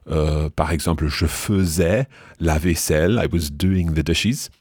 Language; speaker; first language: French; non-native, fluent; English